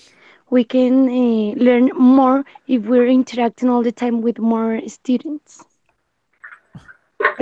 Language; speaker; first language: English; non-native, learner; Spanish